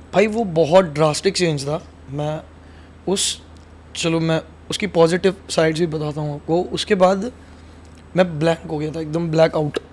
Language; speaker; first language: Hindi; native; Hindi